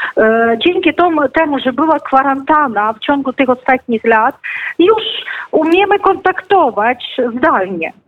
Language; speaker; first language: Polish; non-native, fluent; Ukrainian